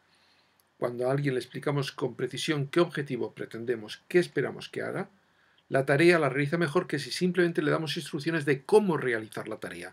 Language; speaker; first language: Spanish; native; Spanish